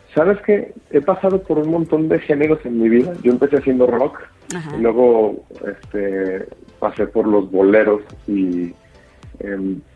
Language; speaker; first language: Spanish; native; Spanish